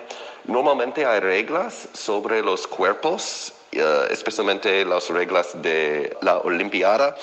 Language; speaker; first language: Spanish; non-native, fluent; English